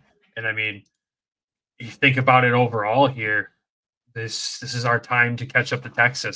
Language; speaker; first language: English; native; English